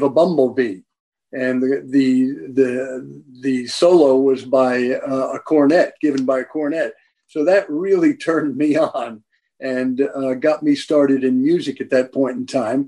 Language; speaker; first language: English; native; English